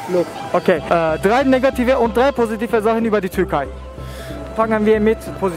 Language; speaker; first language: German; non-native, fluent; Turkish